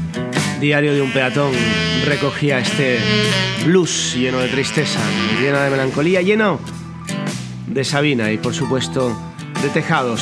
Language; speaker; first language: Spanish; native; Spanish